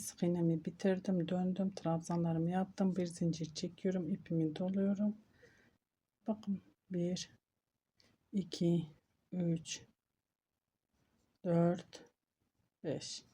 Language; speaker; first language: Turkish; native; Turkish